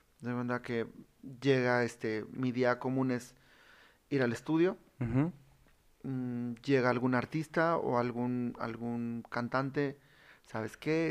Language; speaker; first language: Spanish; native; Spanish